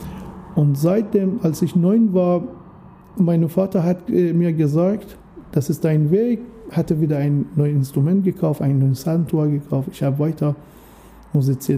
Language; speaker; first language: German; non-native, learner; Persian